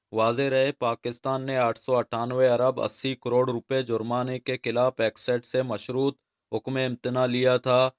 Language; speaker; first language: Urdu; non-native, local second language; Baluchi